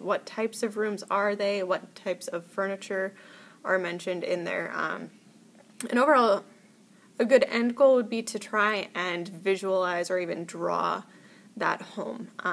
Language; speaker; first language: English; native; English